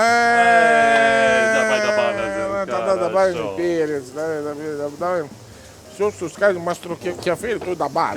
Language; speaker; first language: Russian; non-native, fluent; Italian